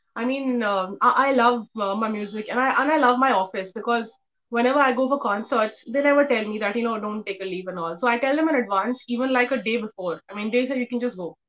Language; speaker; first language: English; non-native, local second language; Hindi